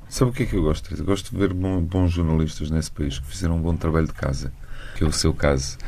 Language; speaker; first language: Portuguese; non-native, fluent; Bosnian